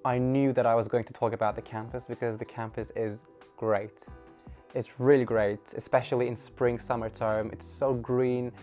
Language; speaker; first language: English; non-native, fluent; Turkish